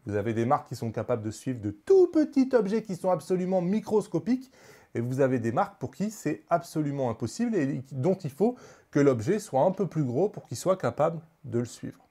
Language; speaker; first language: French; native; French